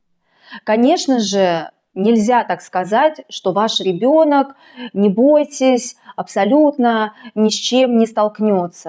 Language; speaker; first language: Russian; native; Russian